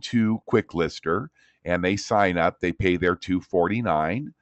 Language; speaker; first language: English; native; English